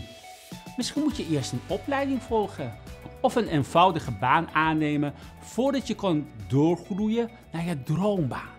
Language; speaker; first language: Dutch; non-native, fluent; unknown